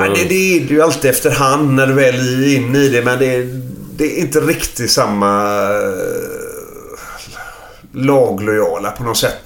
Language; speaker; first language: Swedish; native; Swedish